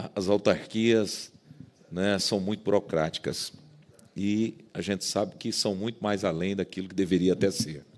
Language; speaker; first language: Portuguese; native; Portuguese